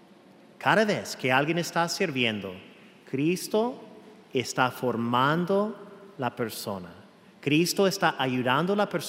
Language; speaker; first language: Spanish; non-native, fluent; English